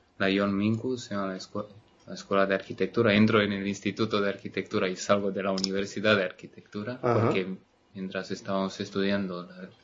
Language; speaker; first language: Spanish; non-native, fluent; Romanian